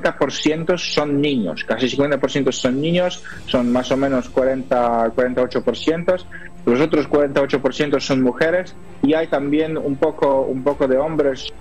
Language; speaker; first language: Spanish; non-native, fluent; Polish